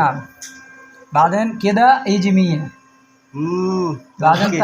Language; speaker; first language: Arabic; non-native, learner; Punjabi